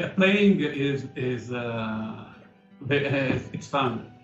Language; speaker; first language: English; non-native, learner; Italian